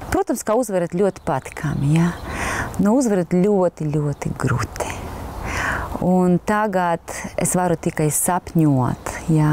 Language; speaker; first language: Latvian; non-native, local second language; Russian